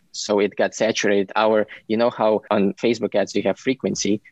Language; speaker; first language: English; non-native, fluent; Ukrainian